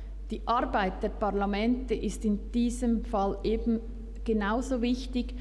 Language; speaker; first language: German; native; German